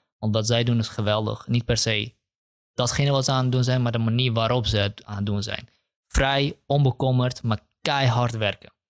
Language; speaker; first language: Dutch; early bilingual, other home language; Kurdish